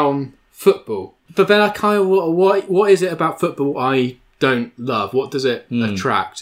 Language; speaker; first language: English; native; English